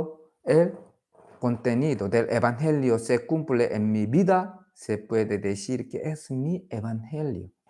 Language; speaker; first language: Spanish; non-native, learner; Korean